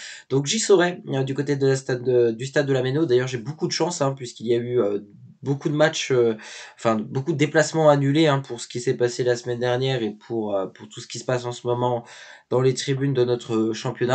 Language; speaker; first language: French; native; French